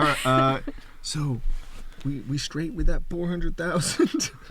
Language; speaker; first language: English; native; English